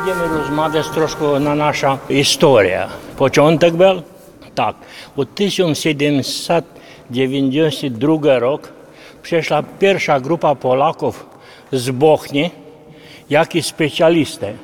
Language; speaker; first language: Polish; early bilingual, heritage; Polish